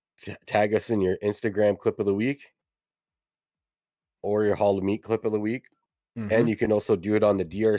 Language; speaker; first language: English; native; English